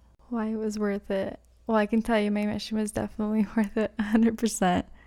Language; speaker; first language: English; native; English